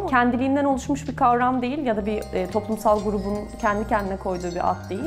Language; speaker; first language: Turkish; native; Turkish